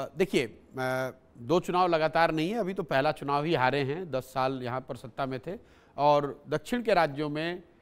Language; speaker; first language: Hindi; native; Hindi